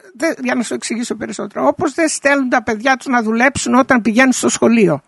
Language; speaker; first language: Greek; early bilingual, heritage; Greek